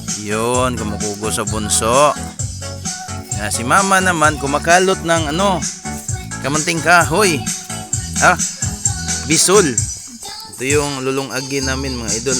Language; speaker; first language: Filipino; non-native, local second language; Cebuano